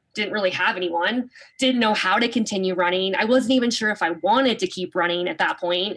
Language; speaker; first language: English; native; English